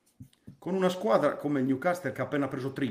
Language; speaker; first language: Italian; native; Italian